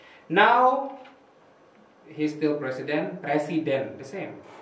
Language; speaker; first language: English; non-native, fluent; Indonesian